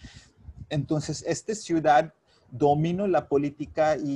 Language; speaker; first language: Spanish; non-native, fluent; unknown